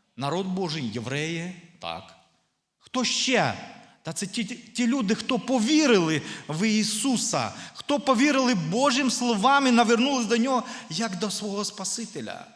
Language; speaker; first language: Ukrainian; non-native, local second language; Russian